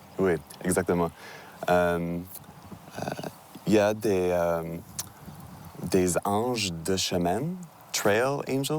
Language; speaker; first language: French; non-native, local second language; English